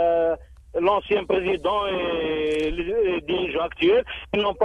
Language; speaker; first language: French; non-native, local second language; Arabic